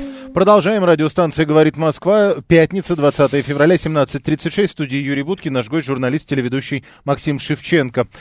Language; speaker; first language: Russian; native; Russian